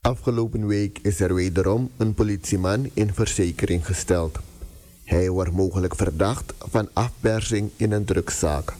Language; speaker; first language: Dutch; native; Dutch